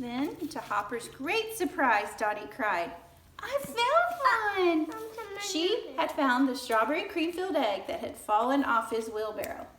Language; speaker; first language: English; native; English